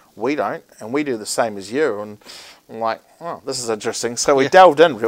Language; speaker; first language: English; native; English